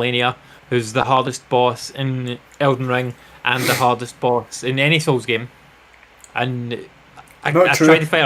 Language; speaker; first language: English; native; English